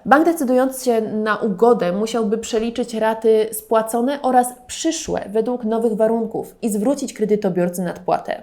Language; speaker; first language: Polish; native; Polish